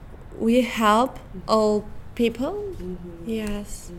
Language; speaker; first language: English; non-native, learner; Spanish